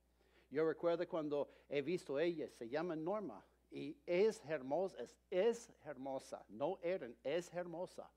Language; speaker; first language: Spanish; non-native, fluent; English